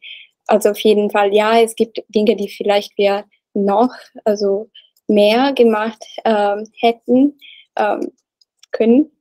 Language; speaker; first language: German; non-native, learner; Italian